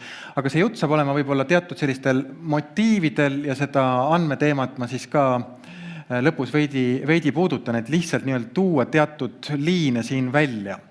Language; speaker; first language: Estonian; native; Estonian